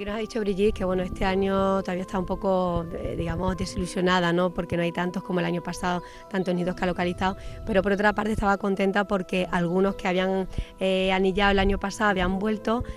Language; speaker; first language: Spanish; native; Spanish